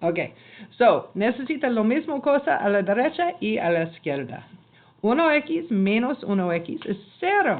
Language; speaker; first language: Spanish; non-native, learner; English